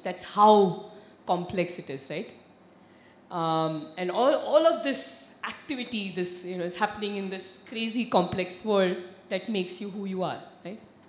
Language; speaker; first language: English; non-native, local second language; Marathi